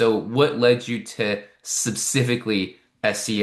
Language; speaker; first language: English; native; English